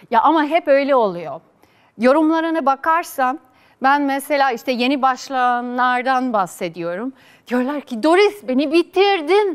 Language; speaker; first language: Turkish; non-native, fluent; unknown